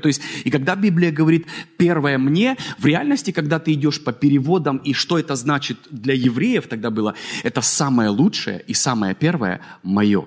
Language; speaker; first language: Russian; native; Russian